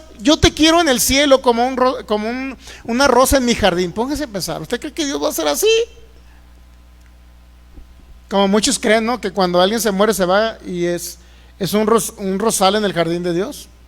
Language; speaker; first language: Spanish; native; Spanish